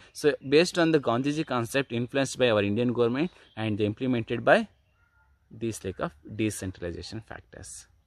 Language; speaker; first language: English; non-native, local second language; Kannada